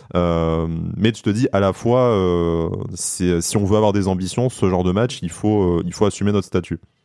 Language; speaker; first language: French; native; French